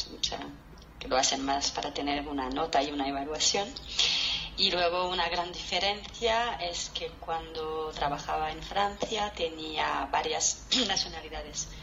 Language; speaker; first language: Spanish; non-native, fluent; French